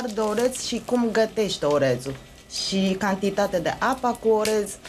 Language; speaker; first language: Romanian; non-native, learner; Japanese